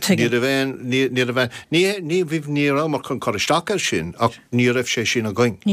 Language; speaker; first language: Irish; native; Irish